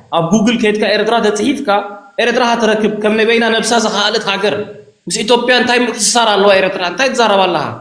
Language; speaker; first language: Tigrinya; early bilingual, heritage; Tigrinya